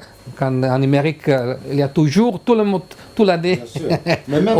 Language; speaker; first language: French; non-native, learner; Italian